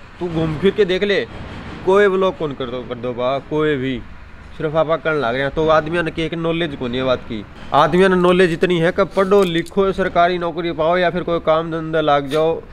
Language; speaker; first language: Hindi; native; Hindi